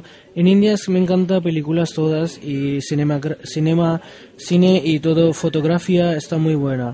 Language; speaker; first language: Spanish; non-native, learner; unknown